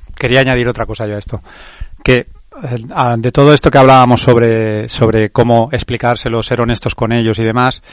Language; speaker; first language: Spanish; non-native, local second language; Catalan